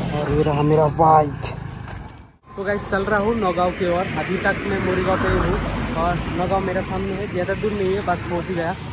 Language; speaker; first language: Hindi; non-native, local second language; Assamese